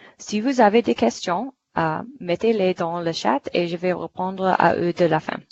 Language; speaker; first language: French; non-native, fluent; English